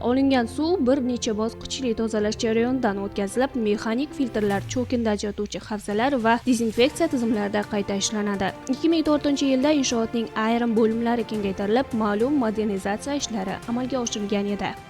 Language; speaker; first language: Uzbek; native; Uzbek